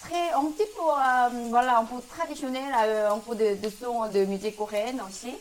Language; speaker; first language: French; non-native, learner; Korean